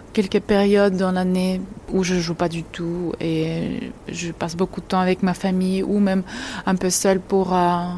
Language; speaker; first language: French; non-native, fluent; Georgian